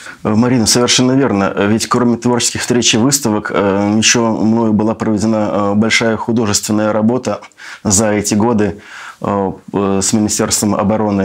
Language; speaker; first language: Russian; native; Russian